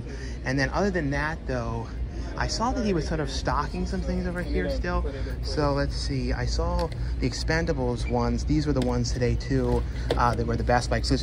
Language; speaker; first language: English; native; English